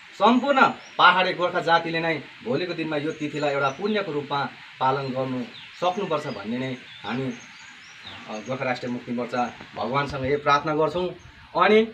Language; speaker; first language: Nepali; native; Nepali